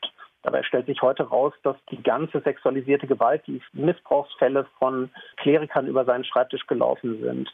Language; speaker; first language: German; native; German